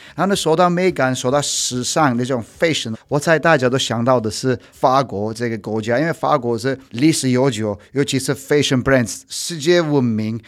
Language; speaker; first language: Chinese; non-native, fluent; Turkish